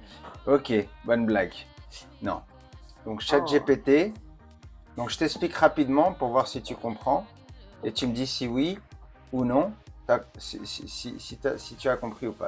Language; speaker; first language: French; native; French